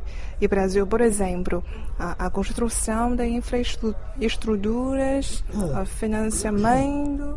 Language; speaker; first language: Portuguese; non-native, fluent; Chinese